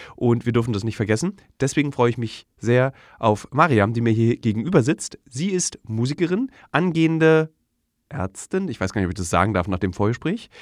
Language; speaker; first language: German; native; German